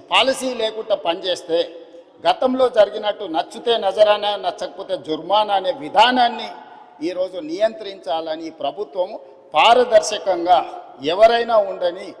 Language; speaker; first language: Telugu; native; Telugu